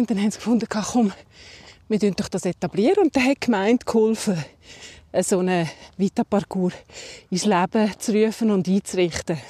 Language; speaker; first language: German; native; German